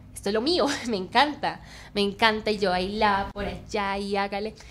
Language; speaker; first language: Spanish; native; Spanish